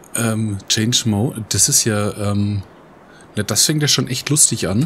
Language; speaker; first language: German; native; German